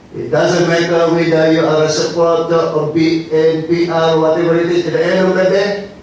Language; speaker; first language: English; non-native, local second language; Central Dusun